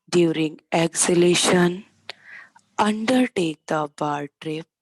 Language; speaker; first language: English; non-native, local second language; Hindi